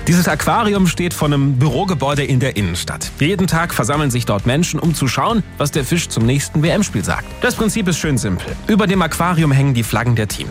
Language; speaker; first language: German; native; German